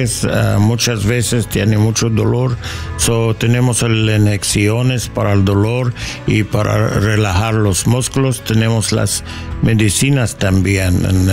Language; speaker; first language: Spanish; non-native, learner; English